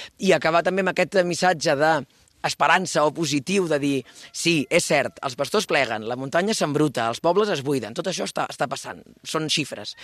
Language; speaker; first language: Catalan; native; Catalan